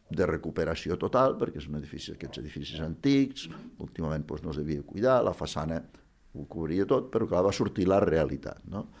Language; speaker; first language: Catalan; native; Catalan